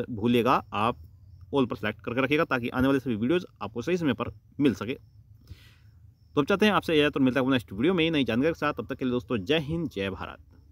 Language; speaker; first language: Hindi; native; Hindi